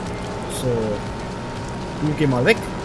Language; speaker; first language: German; native; German